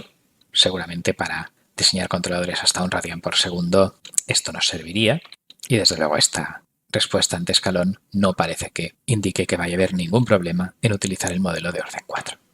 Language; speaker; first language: Spanish; native; Spanish